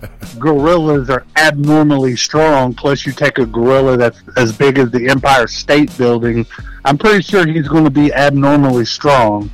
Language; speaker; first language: English; native; English